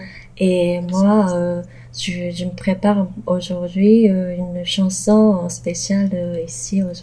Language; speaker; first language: French; non-native, fluent; Japanese